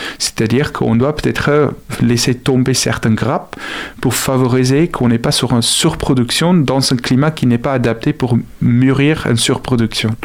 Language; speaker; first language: French; non-native, fluent; Afrikaans